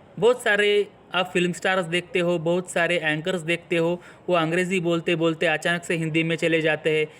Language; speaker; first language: Hindi; non-native, local second language; Marathi